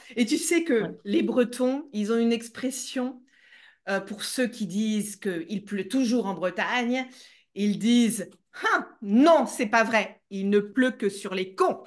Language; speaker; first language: French; native; French